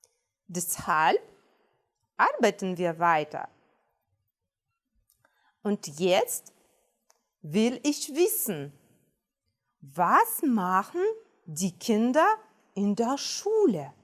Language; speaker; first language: German; non-native, fluent; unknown